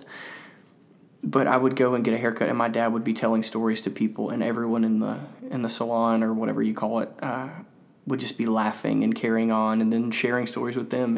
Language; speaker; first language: English; native; English